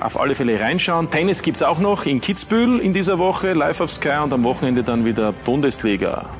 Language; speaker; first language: German; native; German